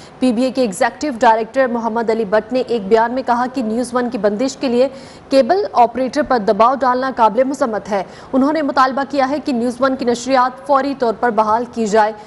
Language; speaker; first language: Urdu; native; Urdu